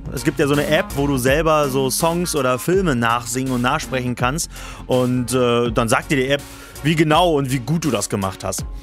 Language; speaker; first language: German; native; German